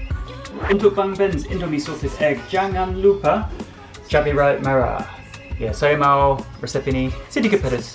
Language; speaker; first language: Indonesian; non-native, fluent; English